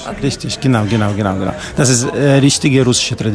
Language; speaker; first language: German; non-native, learner; Russian